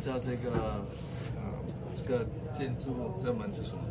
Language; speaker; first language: Chinese; non-native, learner; English